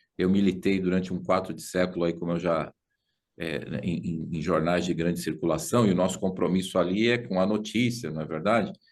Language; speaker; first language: Portuguese; native; Portuguese